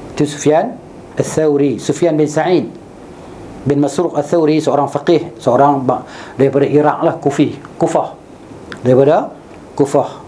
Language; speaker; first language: Malay; native; Malay